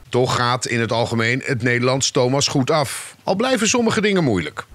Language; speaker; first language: Dutch; native; Dutch